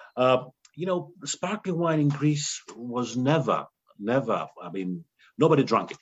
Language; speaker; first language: English; non-native, fluent; Greek